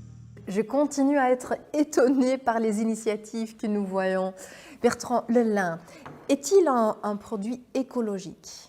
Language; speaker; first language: French; non-native, fluent; Dutch